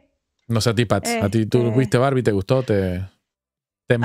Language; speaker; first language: Spanish; native; Spanish